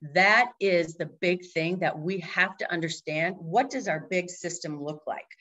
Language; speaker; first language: English; native; English